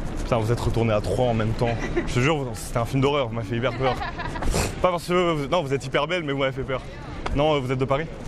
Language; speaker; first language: French; native; French